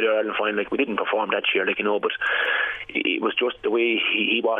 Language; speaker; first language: English; native; English